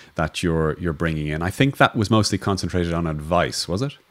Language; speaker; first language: English; native; English